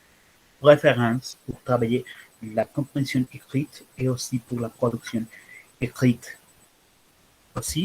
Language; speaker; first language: French; non-native, learner; Spanish